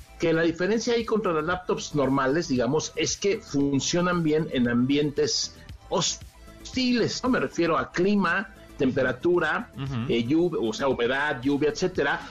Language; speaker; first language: Spanish; native; Spanish